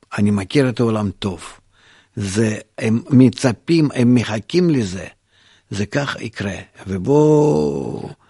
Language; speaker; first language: Hebrew; non-native, fluent; Russian